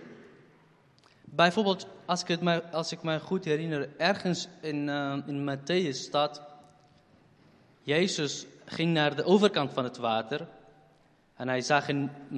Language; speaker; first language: Dutch; non-native, fluent; Kurdish